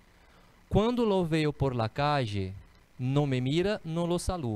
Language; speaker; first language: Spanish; non-native, fluent; Portuguese